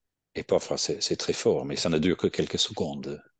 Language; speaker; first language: French; non-native, fluent; English